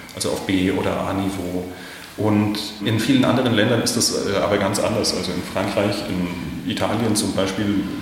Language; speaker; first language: German; native; German